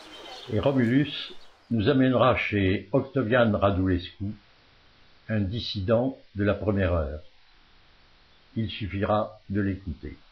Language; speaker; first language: French; native; French